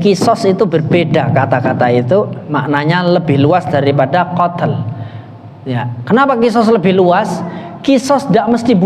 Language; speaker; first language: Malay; non-native, local second language; Javanese